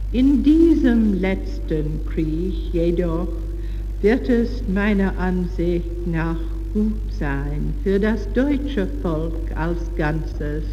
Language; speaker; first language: German; non-native, learner; English